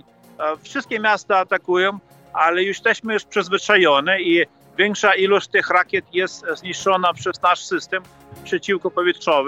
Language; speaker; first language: Polish; non-native, fluent; Ukrainian